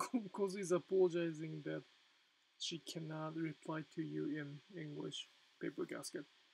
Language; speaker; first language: English; non-native, fluent; Japanese